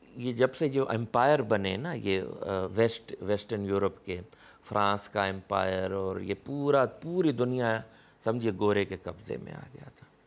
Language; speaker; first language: Urdu; non-native, local second language; Sindhi